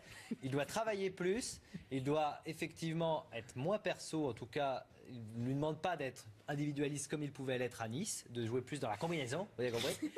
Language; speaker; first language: French; native; French